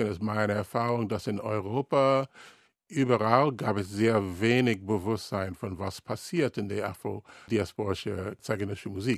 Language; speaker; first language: German; non-native, learner; English